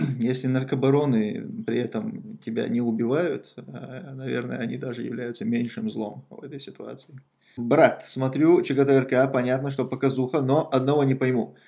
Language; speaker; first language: Russian; non-native, local second language; Chechen